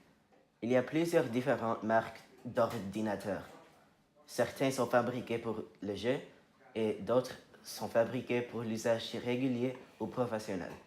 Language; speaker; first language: French; non-native, learner; English